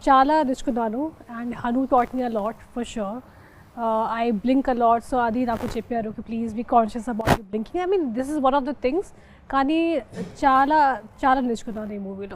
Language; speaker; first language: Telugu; non-native, fluent; Hindi